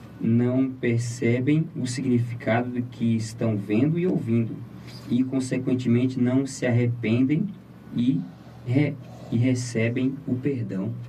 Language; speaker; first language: Portuguese; native; Portuguese